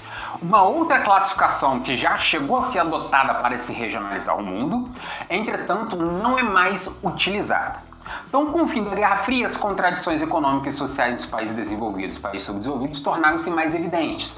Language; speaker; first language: Portuguese; native; Portuguese